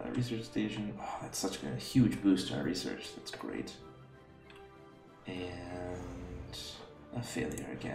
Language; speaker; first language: English; native; English